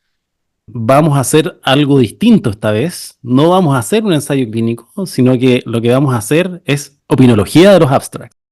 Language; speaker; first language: Spanish; native; Spanish